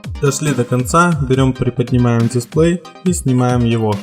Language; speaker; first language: Russian; native; Russian